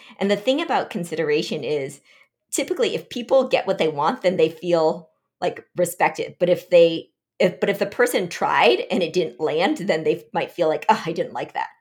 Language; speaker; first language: English; early bilingual, other home language; Vietnamese